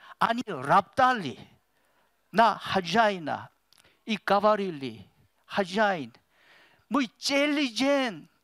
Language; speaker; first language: Russian; non-native, learner; Korean